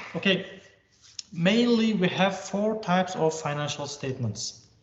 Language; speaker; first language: English; non-native, fluent; Uzbek